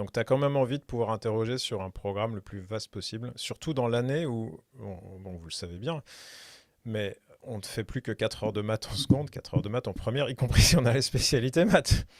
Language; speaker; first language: French; native; French